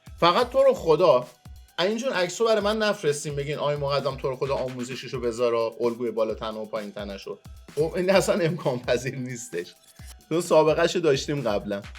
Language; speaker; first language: Persian; non-native, local second language; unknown